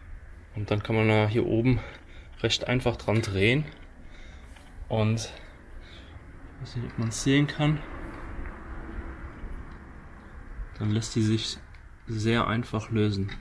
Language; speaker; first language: German; native; German